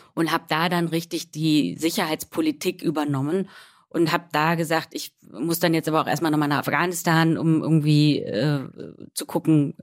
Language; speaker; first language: German; native; German